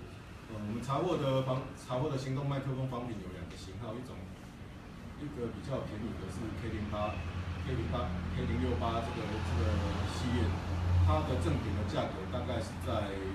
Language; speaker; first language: Chinese; native; Chinese